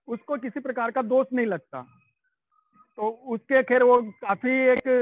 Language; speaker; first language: Hindi; native; Hindi